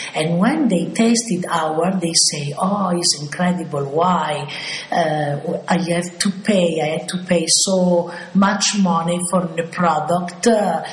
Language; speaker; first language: English; non-native, fluent; Italian